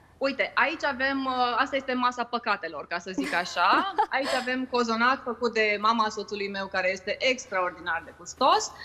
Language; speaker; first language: Romanian; native; Romanian